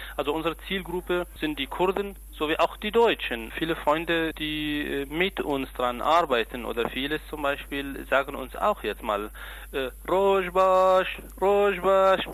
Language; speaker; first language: German; non-native, fluent; Kurdish